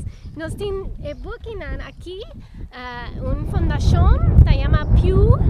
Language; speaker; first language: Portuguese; non-native, learner; Papiamento